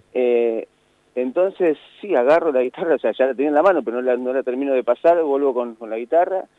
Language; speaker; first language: Spanish; native; Spanish